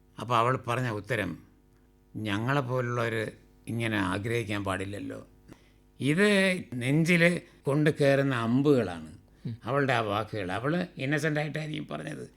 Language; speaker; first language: Malayalam; native; Malayalam